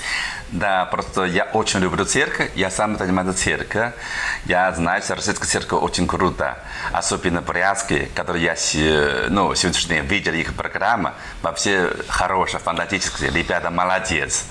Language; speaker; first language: Russian; non-native, learner; Chinese